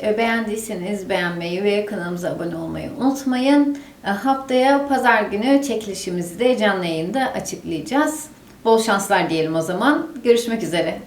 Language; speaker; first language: Turkish; native; Turkish